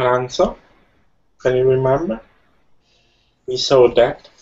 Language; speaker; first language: English; non-native, fluent; Italian